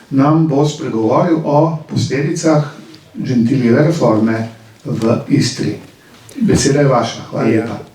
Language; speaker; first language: Slovenian; native; Slovenian